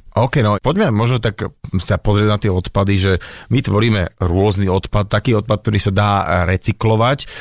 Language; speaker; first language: Slovak; native; Slovak